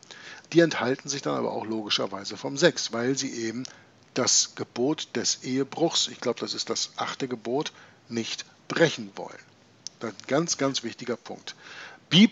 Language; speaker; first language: German; native; German